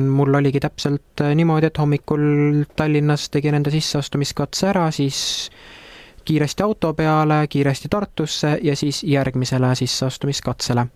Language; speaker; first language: Estonian; native; Estonian